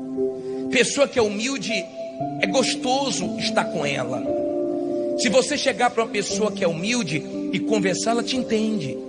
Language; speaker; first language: Portuguese; native; Portuguese